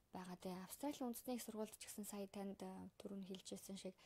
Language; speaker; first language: Mongolian; native; Mongolian